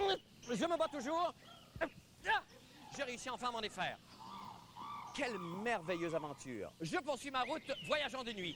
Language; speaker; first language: French; native; French